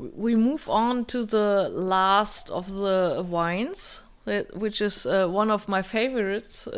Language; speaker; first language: English; non-native, fluent; German